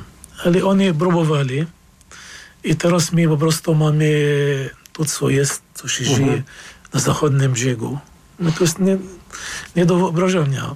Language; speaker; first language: Polish; non-native, fluent; Arabic